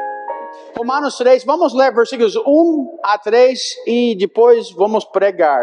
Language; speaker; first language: Portuguese; non-native, fluent; English